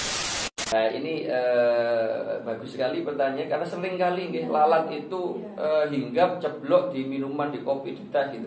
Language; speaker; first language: Indonesian; non-native, local second language; Javanese